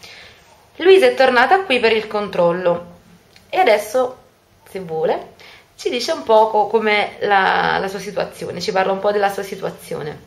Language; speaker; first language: Italian; native; Italian